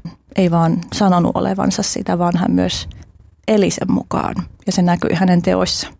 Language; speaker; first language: Finnish; early bilingual, other home language; Albanian